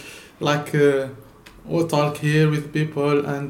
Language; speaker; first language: English; non-native, learner; Arabic